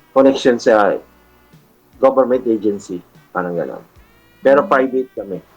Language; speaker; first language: Filipino; native; Filipino